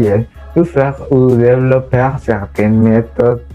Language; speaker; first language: French; non-native, learner; Spanish